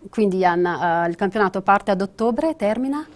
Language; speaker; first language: Italian; native; Italian